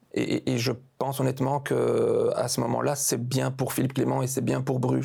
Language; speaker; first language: French; native; French